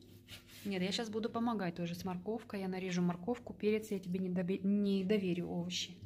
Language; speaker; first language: Russian; native; Russian